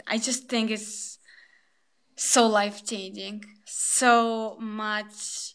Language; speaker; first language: English; non-native, fluent; Albanian